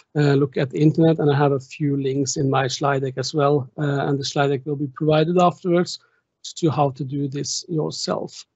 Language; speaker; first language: English; non-native, fluent; German